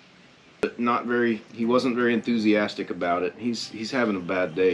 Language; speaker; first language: English; native; English